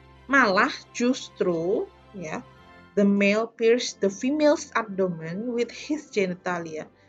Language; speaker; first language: English; non-native, fluent; Indonesian